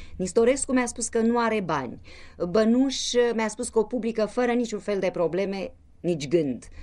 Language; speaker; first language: Romanian; native; Romanian